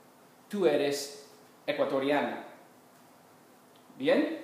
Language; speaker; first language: Spanish; non-native, fluent; English